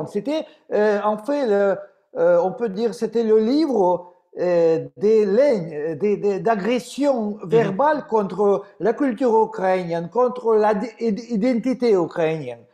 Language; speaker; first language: French; non-native, fluent; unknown